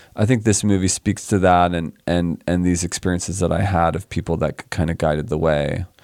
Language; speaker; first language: English; native; English